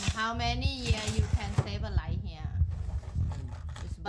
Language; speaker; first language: English; non-native, learner; Thai